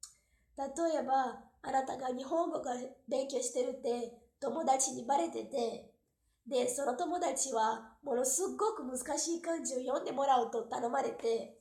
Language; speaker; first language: Japanese; non-native, fluent; Portuguese